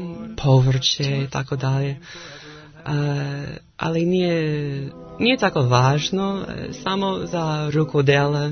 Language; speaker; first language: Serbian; non-native, learner; English